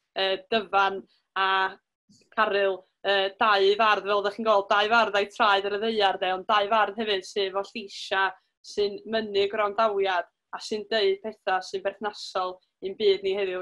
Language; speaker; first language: Welsh; native; Welsh